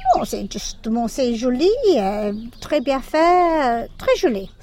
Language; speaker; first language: French; non-native, learner; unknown